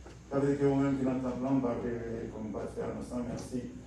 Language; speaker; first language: French; native; French